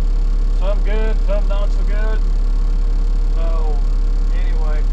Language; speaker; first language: English; native; English